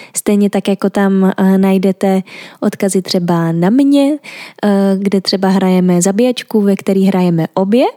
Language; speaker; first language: Czech; native; Czech